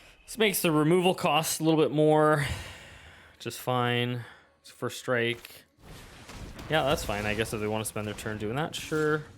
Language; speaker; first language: English; native; English